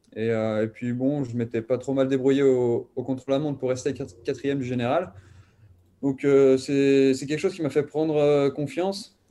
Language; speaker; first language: French; native; French